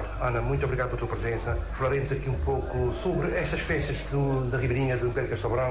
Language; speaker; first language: Portuguese; native; Portuguese